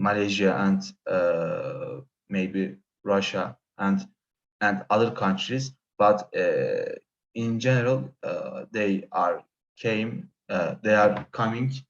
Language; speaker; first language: English; non-native, learner; Turkish